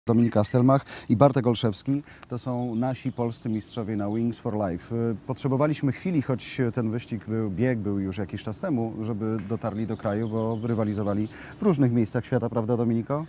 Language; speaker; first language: Polish; native; Polish